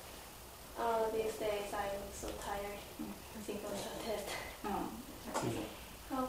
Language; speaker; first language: English; non-native, learner; Korean